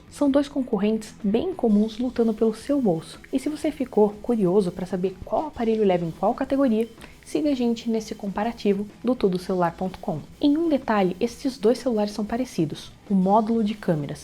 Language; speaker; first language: Portuguese; native; Portuguese